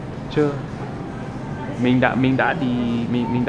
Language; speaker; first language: Vietnamese; non-native, learner; English